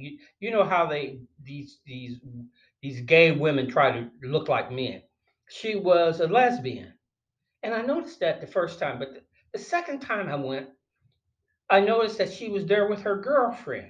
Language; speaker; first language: English; native; English